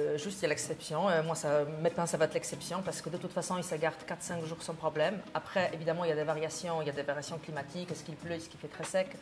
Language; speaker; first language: French; non-native, fluent; Polish